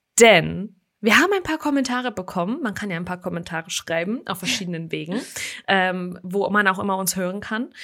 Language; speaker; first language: German; early bilingual, other home language; Russian